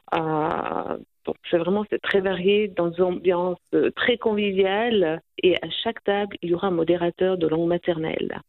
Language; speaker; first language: French; native; French